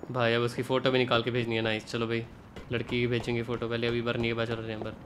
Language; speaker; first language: Hindi; native; Hindi